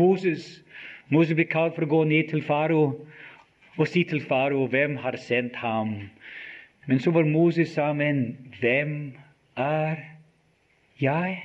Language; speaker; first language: Norwegian; non-native, fluent; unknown